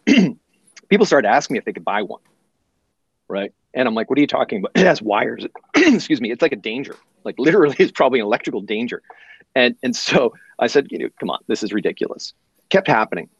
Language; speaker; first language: English; native; English